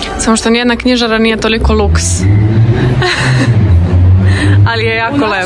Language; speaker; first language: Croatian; non-native, learner; Russian